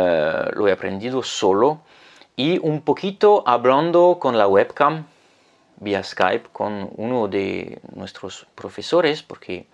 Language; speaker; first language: Spanish; non-native, fluent; French